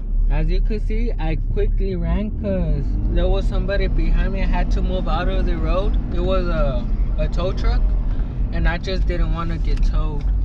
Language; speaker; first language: English; early bilingual, other home language; Spanish